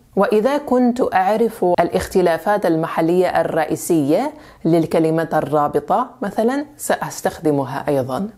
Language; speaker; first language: Arabic; non-native, fluent; French